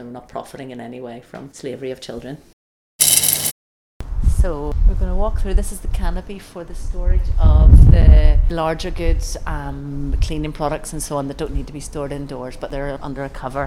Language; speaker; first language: English; native; English